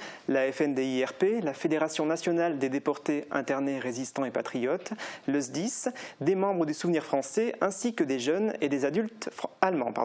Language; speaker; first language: French; native; French